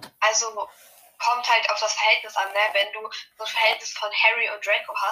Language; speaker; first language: German; native; German